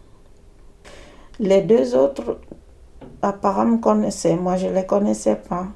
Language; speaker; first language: French; native; French